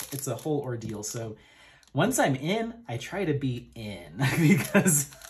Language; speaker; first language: English; native; English